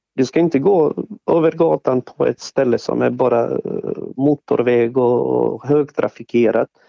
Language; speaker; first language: Swedish; non-native, fluent; Bosnian